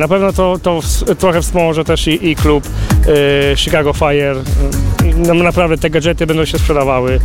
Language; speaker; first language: Polish; native; Polish